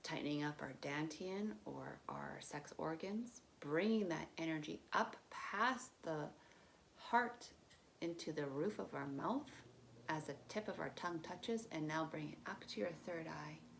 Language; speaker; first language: English; native; English